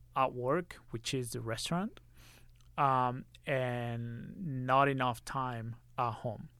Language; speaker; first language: English; early bilingual, other home language; Spanish